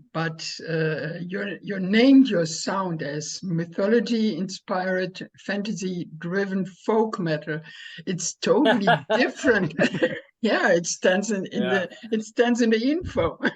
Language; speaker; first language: English; non-native, learner; German